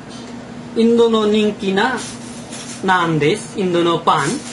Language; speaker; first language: Japanese; non-native, learner; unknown